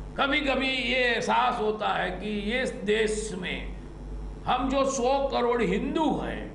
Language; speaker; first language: Hindi; non-native, local second language; Gujarati